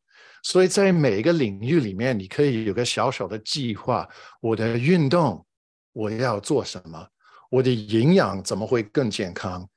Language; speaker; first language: Chinese; non-native, fluent; English